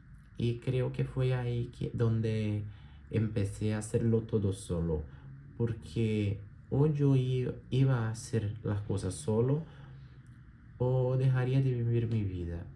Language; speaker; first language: Spanish; non-native, learner; Portuguese